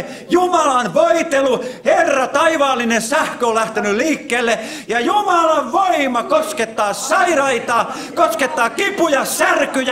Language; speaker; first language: Finnish; native; Finnish